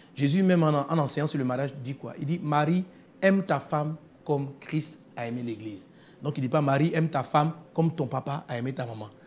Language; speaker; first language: French; non-native, local second language; Dyula